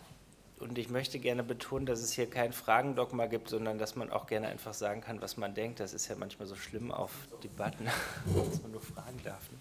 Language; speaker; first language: German; native; German